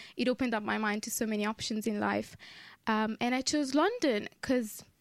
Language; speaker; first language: English; non-native, fluent; Italian